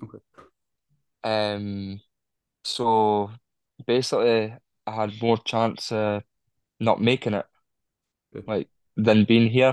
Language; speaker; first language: English; native; English